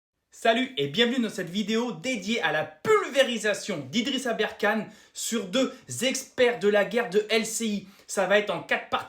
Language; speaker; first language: French; native; French